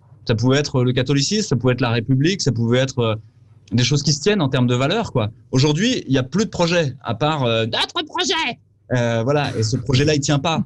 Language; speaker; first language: French; native; French